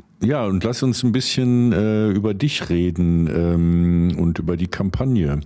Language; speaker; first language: German; native; German